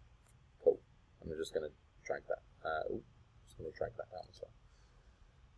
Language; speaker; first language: English; native; English